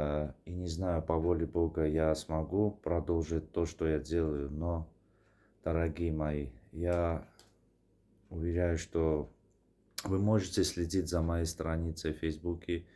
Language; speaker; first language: Russian; non-native, fluent; Armenian